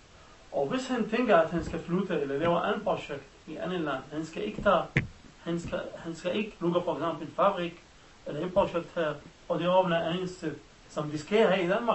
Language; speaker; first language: Danish; non-native, learner; Arabic